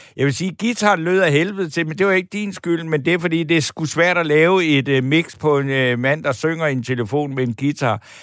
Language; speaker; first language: Danish; native; Danish